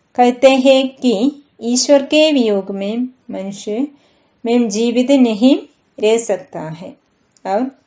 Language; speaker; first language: Hindi; non-native, local second language; Malayalam